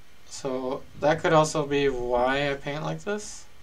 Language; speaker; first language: English; early bilingual, other home language; Spanish